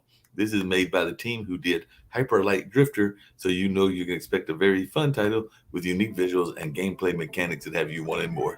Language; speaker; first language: English; native; English